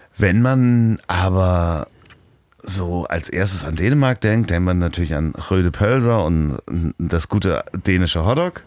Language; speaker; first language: German; native; German